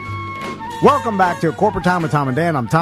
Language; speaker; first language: English; native; English